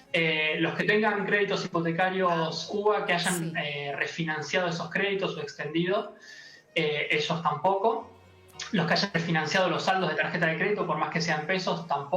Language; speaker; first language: Spanish; native; Spanish